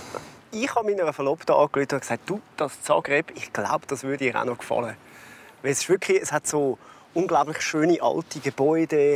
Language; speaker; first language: German; native; German